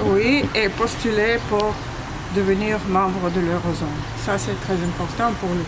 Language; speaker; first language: French; non-native, fluent; Bulgarian